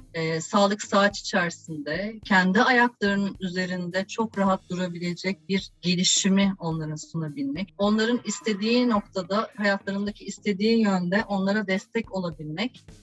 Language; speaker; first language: Turkish; native; Turkish